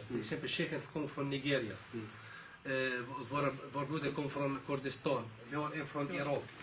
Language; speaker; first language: Swedish; early bilingual, other home language; Arabic